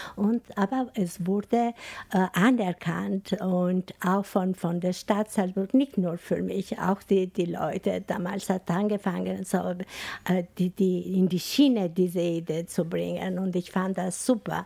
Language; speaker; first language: German; non-native, fluent; Albanian